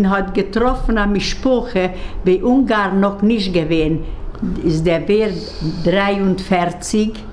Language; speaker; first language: German; non-native, learner; Hungarian